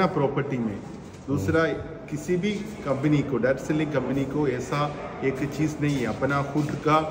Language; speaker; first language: Hindi; non-native, fluent; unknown